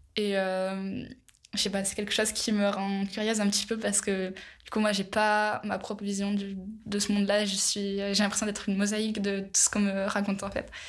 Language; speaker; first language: French; native; French